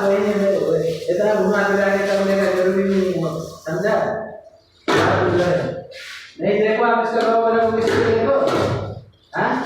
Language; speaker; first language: Hindi; non-native, learner; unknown